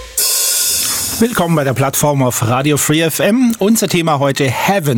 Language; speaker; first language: German; native; German